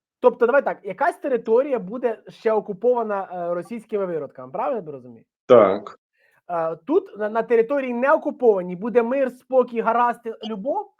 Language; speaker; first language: Ukrainian; native; Ukrainian